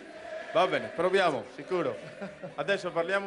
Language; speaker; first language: Italian; non-native, learner; Spanish